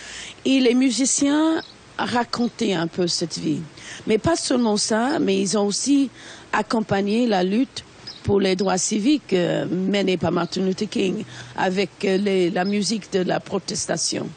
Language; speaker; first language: French; non-native, fluent; English